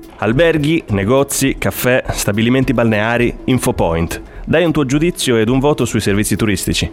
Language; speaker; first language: Italian; native; Italian